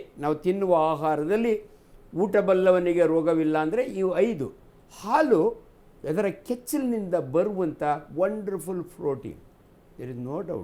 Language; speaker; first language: Kannada; native; Kannada